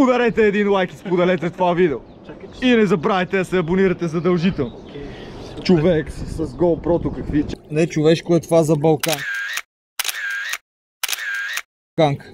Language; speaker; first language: Bulgarian; native; Bulgarian